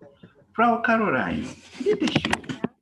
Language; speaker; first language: German; non-native, fluent; English